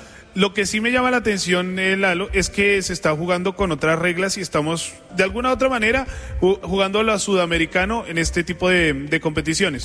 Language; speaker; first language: Spanish; native; Spanish